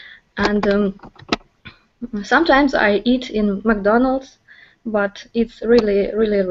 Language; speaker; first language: English; non-native, learner; Russian